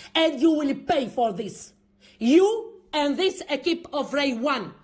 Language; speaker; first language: English; non-native, learner; Romanian